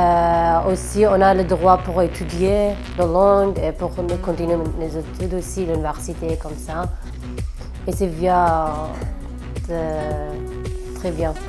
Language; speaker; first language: French; non-native, learner; Arabic